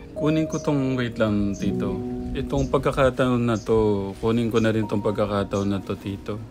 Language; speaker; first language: Filipino; native; Filipino